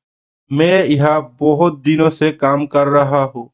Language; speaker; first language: Hindi; non-native, local second language; Bangla